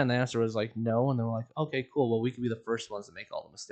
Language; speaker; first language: English; native; English